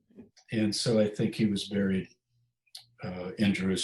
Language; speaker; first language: English; native; English